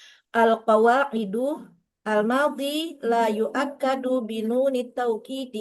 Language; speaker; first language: Arabic; non-native, learner; Indonesian